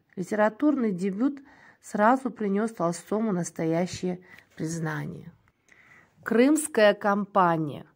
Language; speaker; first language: Russian; non-native, local second language; Kyrgyz